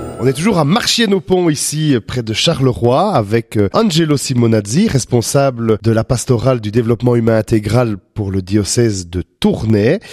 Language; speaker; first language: French; native; French